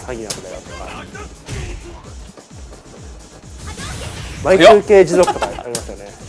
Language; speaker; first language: Japanese; native; Japanese